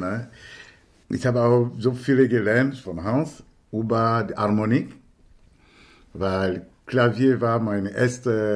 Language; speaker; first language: German; non-native, fluent; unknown